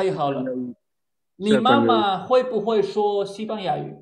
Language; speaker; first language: Chinese; non-native, fluent; Spanish